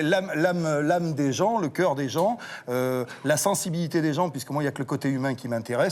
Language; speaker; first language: French; native; French